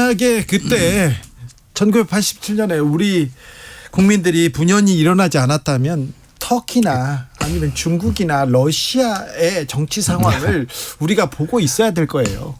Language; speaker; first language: Korean; native; Korean